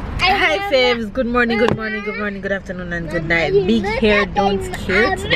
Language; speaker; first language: English; native; English